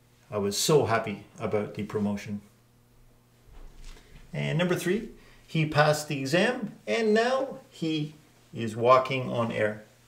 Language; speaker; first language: English; native; English